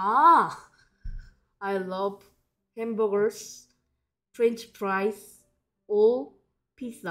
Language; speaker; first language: English; non-native, learner; Korean